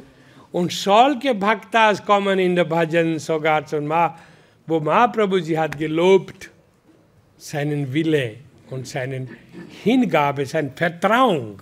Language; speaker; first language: German; non-native, learner; Hindi